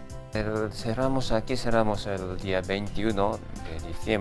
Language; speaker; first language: Spanish; non-native, fluent; Japanese